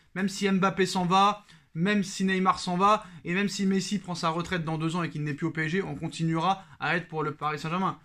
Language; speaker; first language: French; native; French